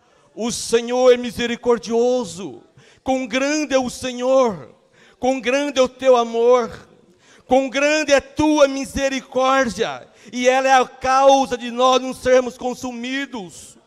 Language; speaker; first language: Portuguese; native; Portuguese